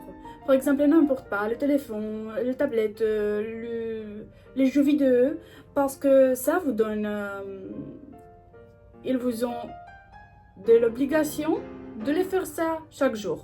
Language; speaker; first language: French; non-native, learner; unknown